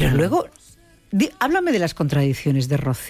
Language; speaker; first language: Spanish; native; Spanish